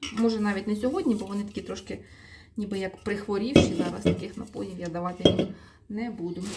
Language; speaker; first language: Ukrainian; non-native, local second language; Russian